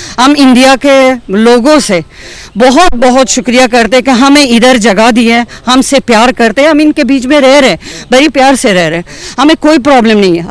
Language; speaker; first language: Hindi; non-native, fluent; Persian